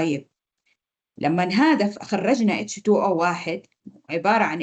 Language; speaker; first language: Arabic; native; Arabic